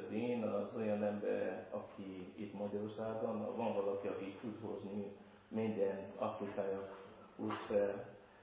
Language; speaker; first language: Hungarian; non-native, learner; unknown